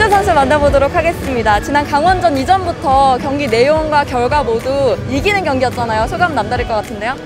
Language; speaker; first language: Korean; native; Korean